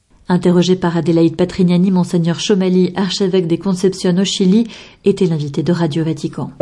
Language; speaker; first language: French; native; French